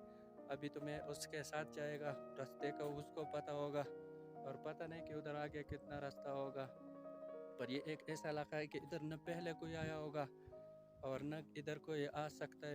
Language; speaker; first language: Hindi; non-native, local second language; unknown